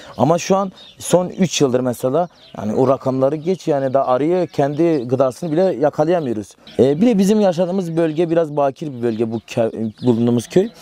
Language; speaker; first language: Turkish; non-native, local second language; Kurdish